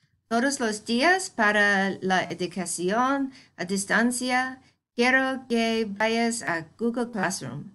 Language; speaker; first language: Spanish; non-native, fluent; English